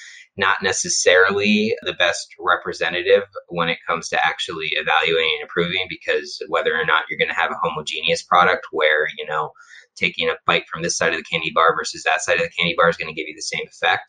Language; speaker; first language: English; native; English